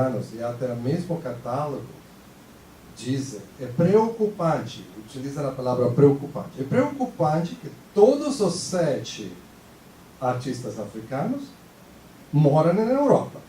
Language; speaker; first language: Portuguese; non-native, fluent; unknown